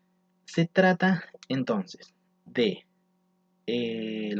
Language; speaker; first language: Spanish; native; Spanish